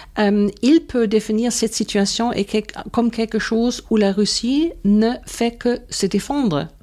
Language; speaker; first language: French; non-native, fluent; German